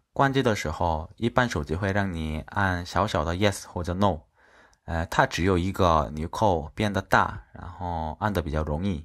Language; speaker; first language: Chinese; non-native, fluent; Korean